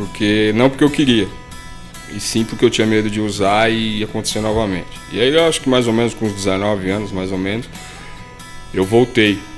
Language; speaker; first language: Portuguese; native; Portuguese